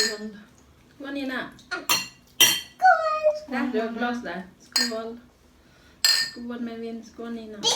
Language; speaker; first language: Swedish; non-native, learner; Thai